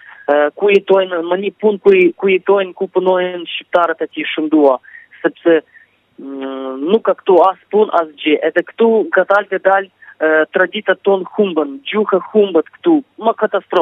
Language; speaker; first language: Albanian; early bilingual, heritage; Albanian